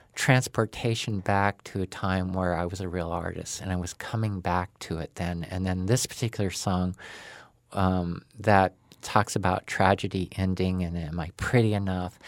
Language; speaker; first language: English; native; English